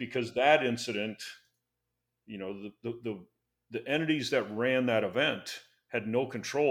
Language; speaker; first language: English; native; English